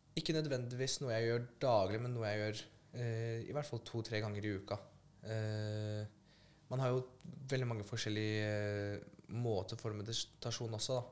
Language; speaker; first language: Norwegian; early bilingual, other home language; Polish